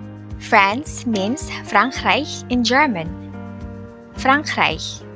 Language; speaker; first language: German; non-native, fluent; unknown